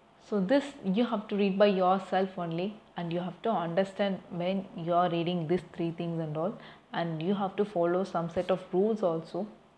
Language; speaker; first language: English; non-native, local second language; Tamil